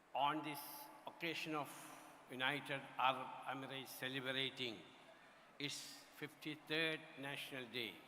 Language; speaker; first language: English; non-native, local second language; Malayalam